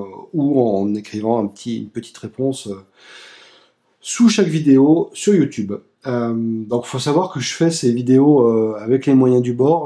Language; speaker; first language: French; native; French